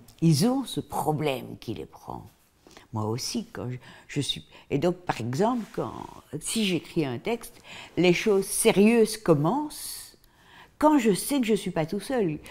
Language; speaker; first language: French; native; French